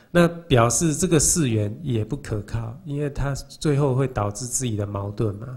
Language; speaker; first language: Chinese; native; Chinese